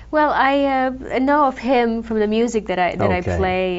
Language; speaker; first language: English; non-native, fluent; Croatian